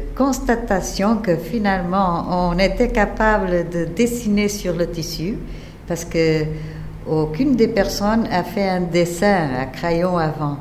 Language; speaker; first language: French; non-native, fluent; Portuguese